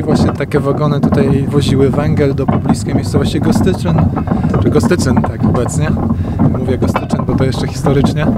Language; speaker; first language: Polish; native; Polish